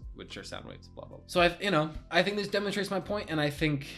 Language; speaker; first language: English; native; English